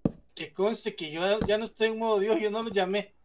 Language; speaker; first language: Spanish; native; Spanish